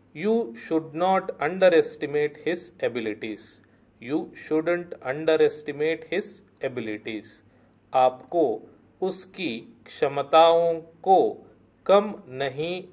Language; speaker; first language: Hindi; native; Hindi